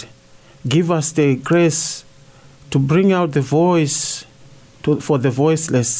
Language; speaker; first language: English; non-native, local second language; Shona